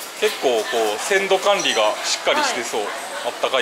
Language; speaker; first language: Japanese; native; Japanese